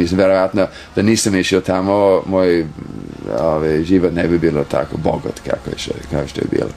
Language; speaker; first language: Croatian; non-native, fluent; English